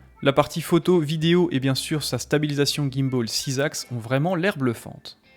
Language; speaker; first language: French; native; French